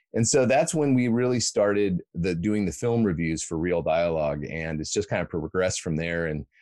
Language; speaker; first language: English; native; English